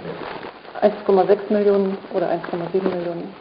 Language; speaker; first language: German; non-native, fluent; Russian